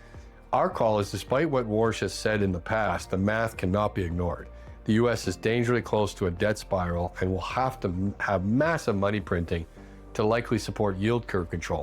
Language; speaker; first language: English; native; English